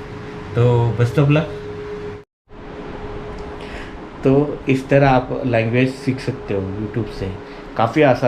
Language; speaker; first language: Hindi; non-native, local second language; Marathi